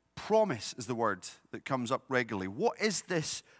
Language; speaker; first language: English; native; English